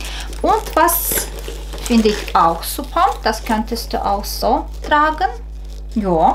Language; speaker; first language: German; non-native, fluent; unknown